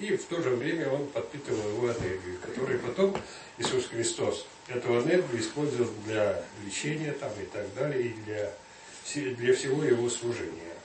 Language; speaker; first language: Russian; native; Russian